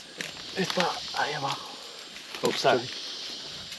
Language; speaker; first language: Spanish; non-native, learner; English